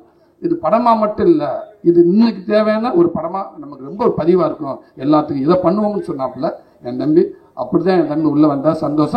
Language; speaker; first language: Tamil; native; Tamil